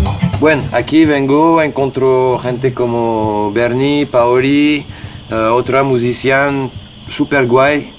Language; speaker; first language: Spanish; non-native, learner; French